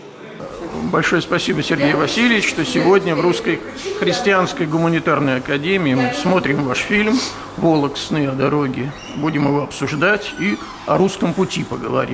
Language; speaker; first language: Russian; native; Russian